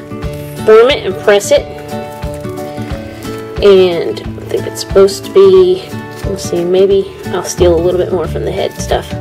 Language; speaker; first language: English; native; English